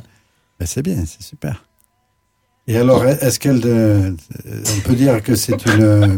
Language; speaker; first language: French; native; French